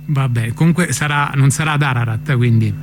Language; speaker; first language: Italian; native; Italian